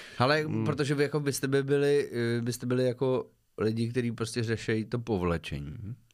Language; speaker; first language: Czech; native; Czech